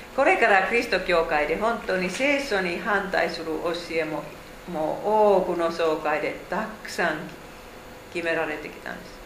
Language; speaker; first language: Japanese; non-native, fluent; Finnish